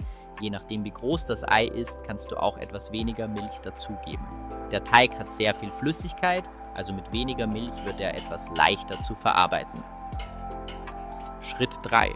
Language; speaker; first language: German; native; German